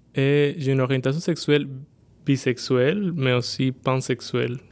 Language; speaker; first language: French; non-native, fluent; Spanish